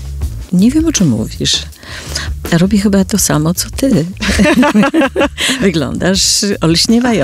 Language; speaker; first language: Polish; native; Polish